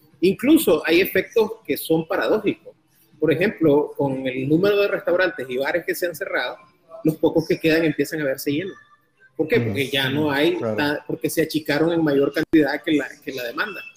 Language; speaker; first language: Spanish; native; Spanish